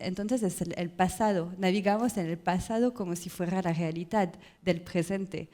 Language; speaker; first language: Spanish; non-native, learner; French